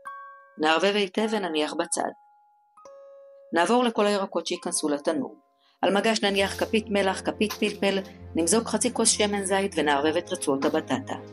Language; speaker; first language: Hebrew; native; Hebrew